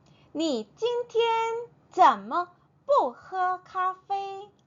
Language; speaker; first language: Chinese; non-native, fluent; Korean